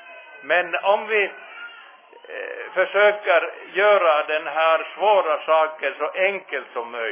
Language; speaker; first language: Swedish; non-native, fluent; Finnish